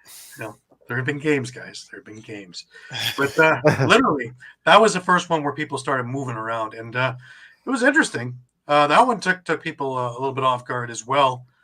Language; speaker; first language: English; native; English